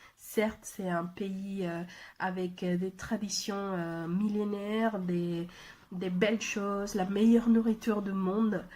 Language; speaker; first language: French; non-native, fluent; Spanish